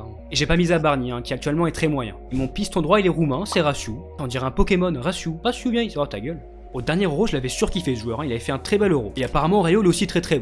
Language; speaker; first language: French; native; French